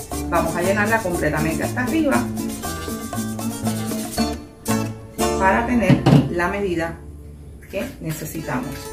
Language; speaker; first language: Spanish; native; Spanish